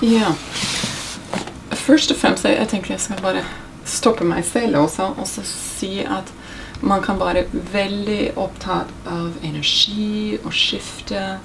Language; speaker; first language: Norwegian; non-native, fluent; English